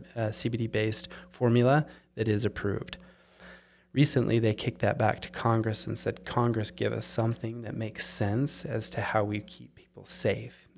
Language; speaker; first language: English; native; English